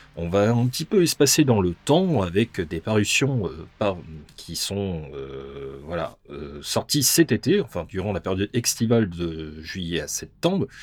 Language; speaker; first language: French; native; French